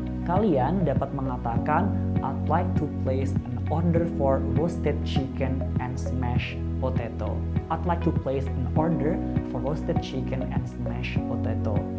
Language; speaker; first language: English; non-native, fluent; Indonesian